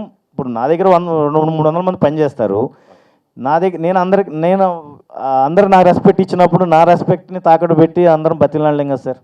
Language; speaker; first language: Telugu; native; Telugu